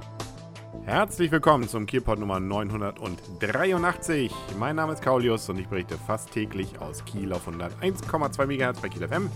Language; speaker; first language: German; native; German